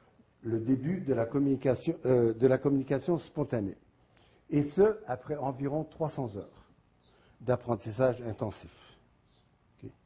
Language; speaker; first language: French; native; French